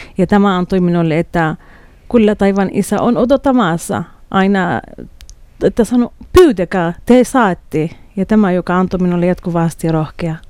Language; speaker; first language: Finnish; non-native, learner; Arabic